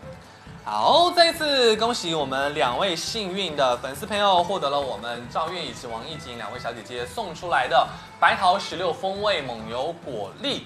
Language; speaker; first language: Chinese; native; Chinese